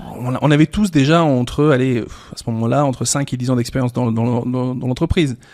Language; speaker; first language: French; early bilingual, other home language; Serbian